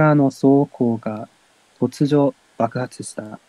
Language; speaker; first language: Japanese; non-native, learner; English